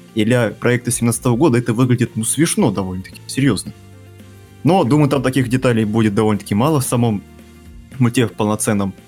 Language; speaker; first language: Russian; native; Russian